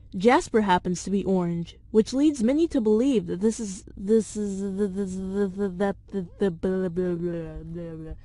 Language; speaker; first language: English; native; English